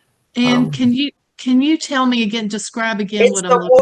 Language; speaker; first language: English; native; English